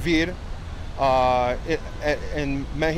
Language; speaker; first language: Spanish; non-native, learner; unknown